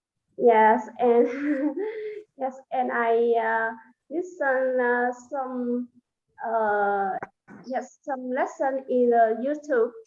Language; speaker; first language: English; non-native, learner; Vietnamese